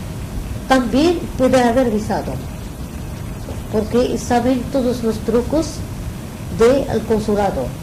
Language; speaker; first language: Spanish; non-native, learner; Arabic